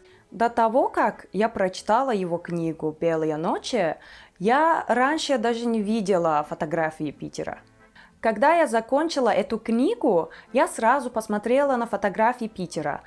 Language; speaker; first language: Russian; non-native, fluent; Turkish